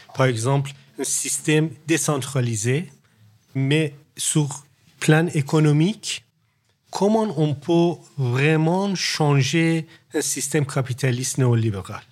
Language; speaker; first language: French; non-native, learner; Persian